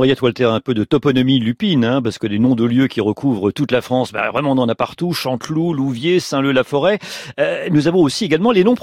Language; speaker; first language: French; native; French